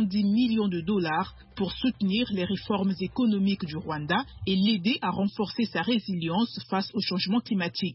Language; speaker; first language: French; native; French